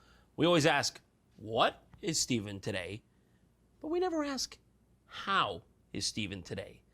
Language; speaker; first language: English; native; English